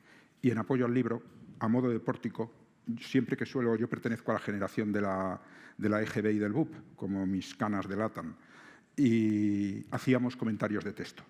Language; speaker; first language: Spanish; native; Spanish